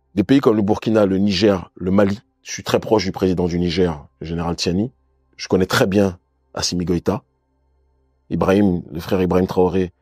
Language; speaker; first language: French; native; French